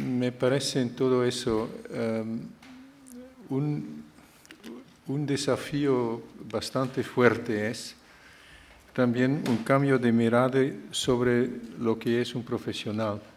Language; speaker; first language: Spanish; non-native, fluent; Dutch